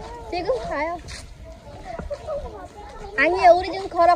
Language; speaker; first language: Korean; non-native, fluent; Khmer